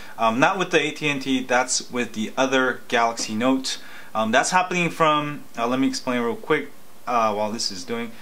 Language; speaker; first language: English; native; English